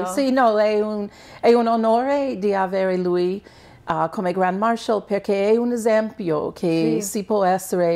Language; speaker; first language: Italian; non-native, fluent; English